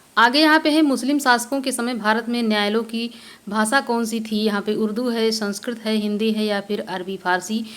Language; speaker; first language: Hindi; native; Hindi